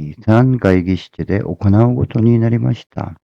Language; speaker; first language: Japanese; non-native, fluent; Korean